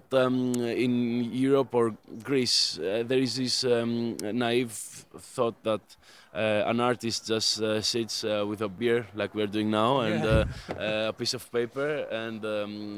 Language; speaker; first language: English; non-native, fluent; Greek